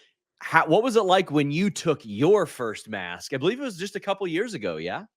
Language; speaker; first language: English; native; English